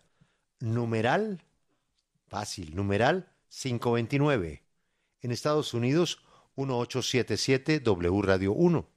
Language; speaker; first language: Spanish; native; Spanish